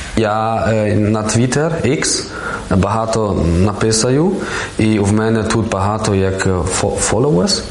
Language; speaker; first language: Ukrainian; non-native, learner; German